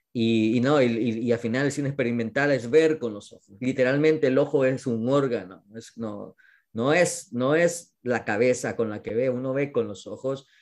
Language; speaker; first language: Spanish; native; Spanish